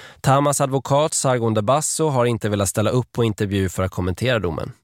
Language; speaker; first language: Swedish; native; Swedish